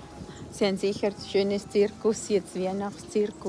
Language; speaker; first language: German; non-native, learner; Cebuano